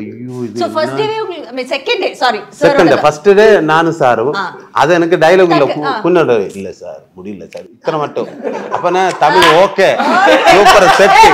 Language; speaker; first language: Tamil; non-native, learner; Malayalam